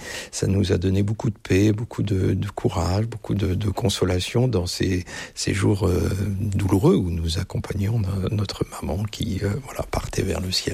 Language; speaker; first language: French; native; French